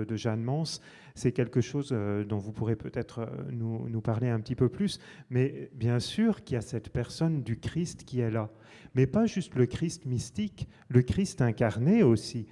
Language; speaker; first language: French; native; French